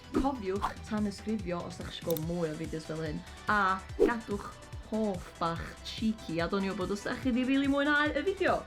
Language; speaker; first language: Welsh; native; Welsh